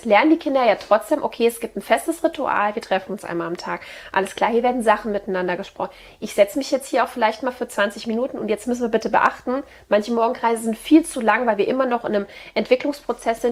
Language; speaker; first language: German; native; German